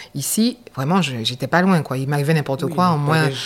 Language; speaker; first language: French; native; French